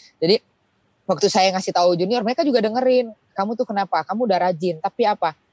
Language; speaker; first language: Indonesian; native; Indonesian